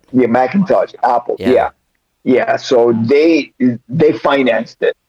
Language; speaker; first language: English; early bilingual, other home language; Spanish